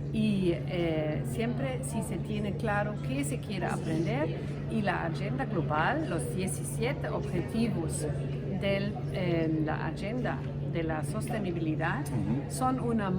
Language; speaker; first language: Spanish; non-native, fluent; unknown